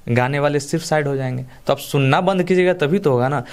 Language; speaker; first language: Hindi; native; Hindi